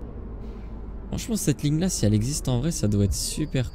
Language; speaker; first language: French; native; French